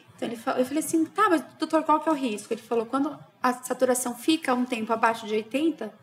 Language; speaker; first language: Portuguese; native; Portuguese